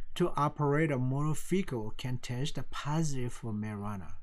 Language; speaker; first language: English; non-native, fluent; Korean